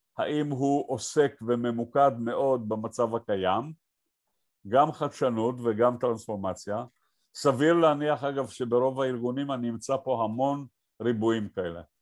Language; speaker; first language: Hebrew; native; Hebrew